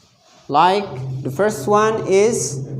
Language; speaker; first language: English; non-native, fluent; Indonesian